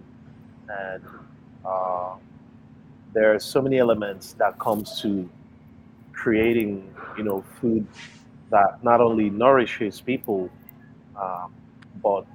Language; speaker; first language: English; non-native, local second language; Igbo